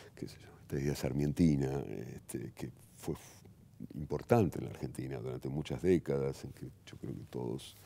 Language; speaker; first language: Spanish; native; Spanish